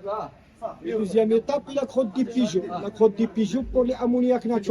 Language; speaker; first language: French; non-native, learner; Arabic